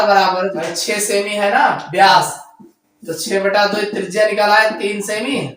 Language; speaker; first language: Hindi; native; Hindi